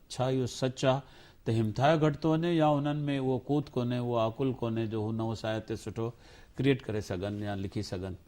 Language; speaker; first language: Sindhi; native; Sindhi